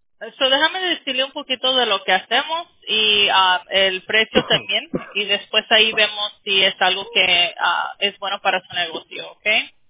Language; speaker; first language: Spanish; early bilingual, heritage; Spanish